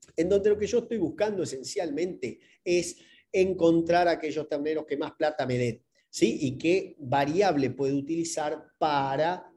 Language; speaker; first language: Spanish; native; Spanish